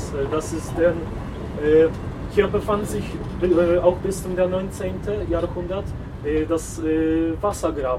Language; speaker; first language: German; non-native, fluent; Polish